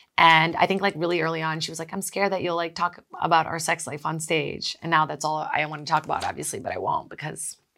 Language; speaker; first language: English; early bilingual, other home language; Portuguese